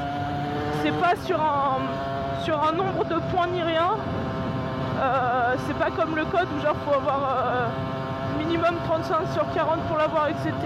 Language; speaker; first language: French; native; French